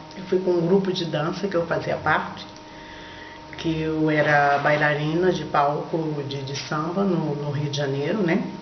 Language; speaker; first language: Portuguese; native; Portuguese